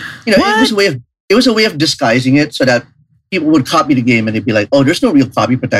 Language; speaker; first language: English; non-native, local second language; Filipino